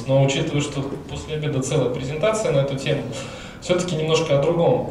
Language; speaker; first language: Russian; native; Russian